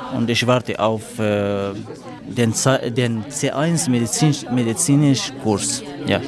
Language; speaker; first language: German; non-native, learner; Arabic